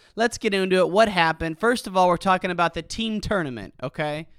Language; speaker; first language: English; native; English